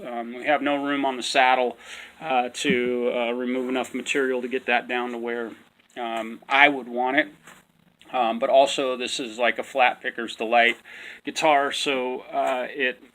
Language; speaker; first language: English; native; English